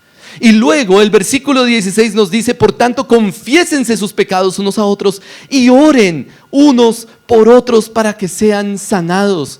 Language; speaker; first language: Spanish; native; Spanish